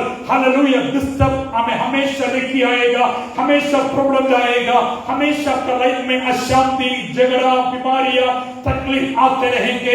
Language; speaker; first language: Hindi; non-native, local second language; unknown